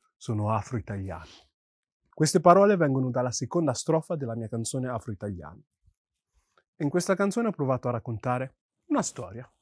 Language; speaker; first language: Italian; early bilingual, other home language; Yoruba